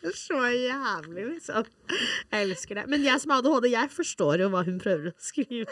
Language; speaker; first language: Norwegian; non-native, fluent; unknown